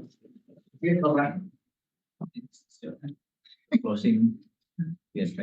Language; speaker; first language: English; non-native, learner; Indonesian